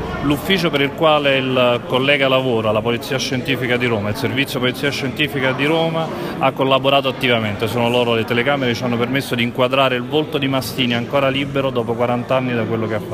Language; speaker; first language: Italian; native; Italian